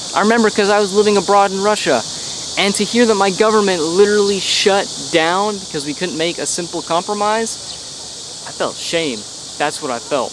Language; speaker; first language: English; native; English